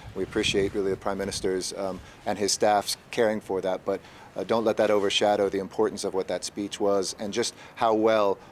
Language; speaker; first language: English; native; English